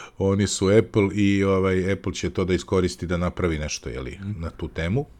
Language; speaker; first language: Serbian; native; Serbian